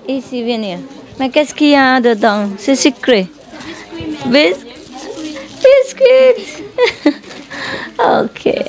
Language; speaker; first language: French; non-native, learner; Vietnamese